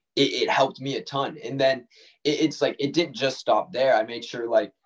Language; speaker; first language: English; native; English